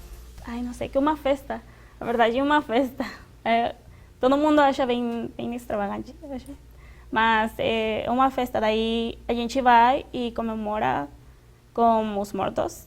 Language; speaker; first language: Portuguese; non-native, fluent; Spanish